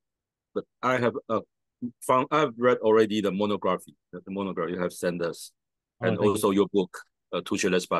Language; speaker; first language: English; non-native, fluent; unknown